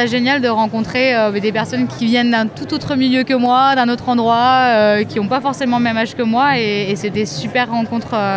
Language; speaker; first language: French; native; French